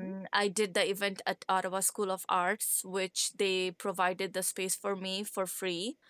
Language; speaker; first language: English; non-native, fluent; Persian